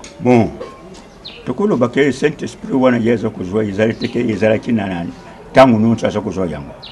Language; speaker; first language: Lingala; non-native, local second language; Kongo